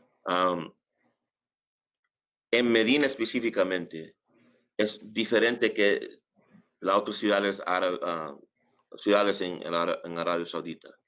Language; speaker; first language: Spanish; early bilingual, heritage; English